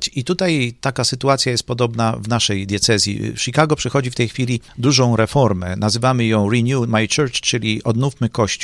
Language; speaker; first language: Polish; native; Polish